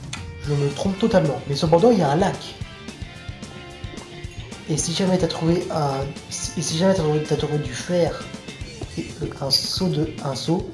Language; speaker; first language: French; native; French